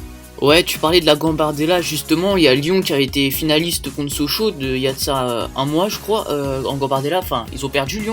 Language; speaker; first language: French; native; French